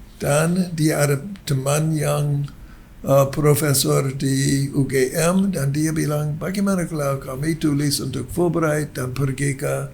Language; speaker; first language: Indonesian; non-native, learner; English